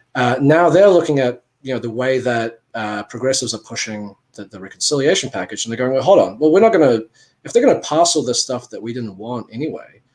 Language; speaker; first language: English; native; English